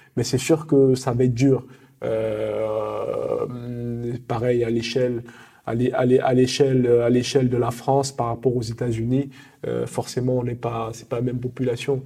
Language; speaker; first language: French; early bilingual, other home language; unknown